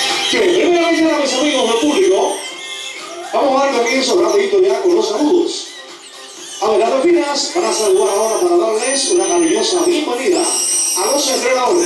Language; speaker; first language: Spanish; native; Spanish